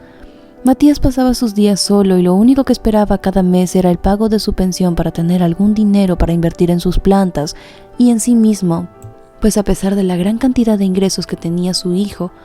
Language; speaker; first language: Spanish; native; Spanish